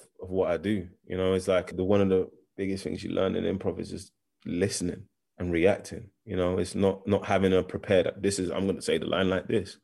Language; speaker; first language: English; native; English